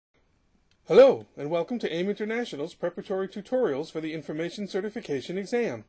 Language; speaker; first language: English; native; English